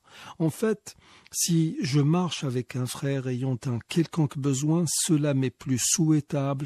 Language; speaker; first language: French; non-native, local second language; Arabic